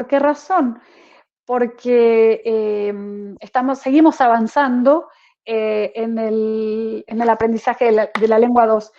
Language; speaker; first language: Spanish; native; Spanish